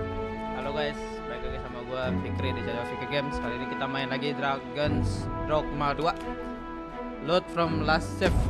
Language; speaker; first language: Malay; non-native, local second language; Sundanese